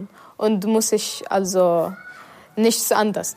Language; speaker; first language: German; non-native, fluent; Arabic